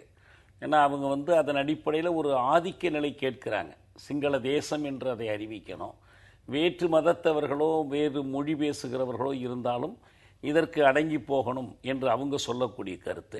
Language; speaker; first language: Tamil; native; Tamil